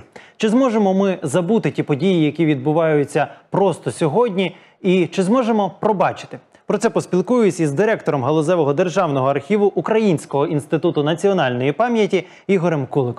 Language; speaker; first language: Ukrainian; native; Ukrainian